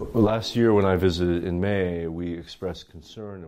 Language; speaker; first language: English; native; English